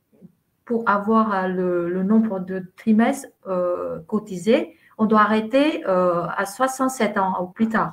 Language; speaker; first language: French; non-native, fluent; Vietnamese